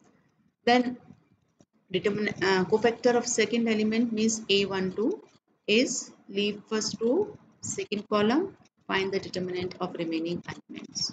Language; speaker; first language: English; non-native, local second language; Hindi